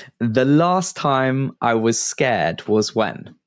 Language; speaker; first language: English; native; English